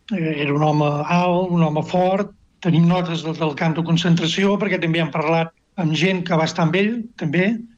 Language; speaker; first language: Catalan; native; Catalan